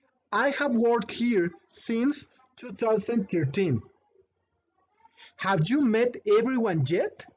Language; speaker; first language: English; non-native, fluent; Spanish